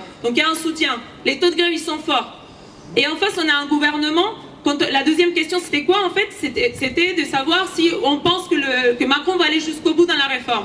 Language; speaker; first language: French; native; French